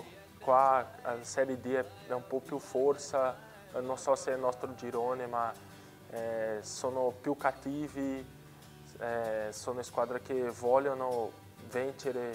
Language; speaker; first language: Italian; non-native, learner; Portuguese